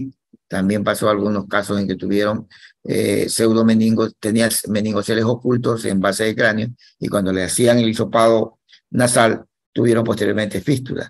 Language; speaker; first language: Spanish; native; Spanish